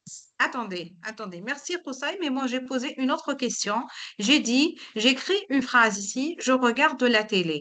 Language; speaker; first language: French; non-native, local second language; Arabic